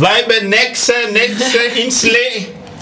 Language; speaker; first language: Danish; non-native, learner; French